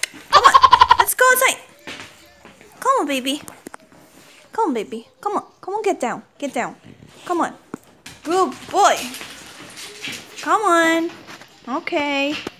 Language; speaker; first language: English; non-native, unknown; Indonesian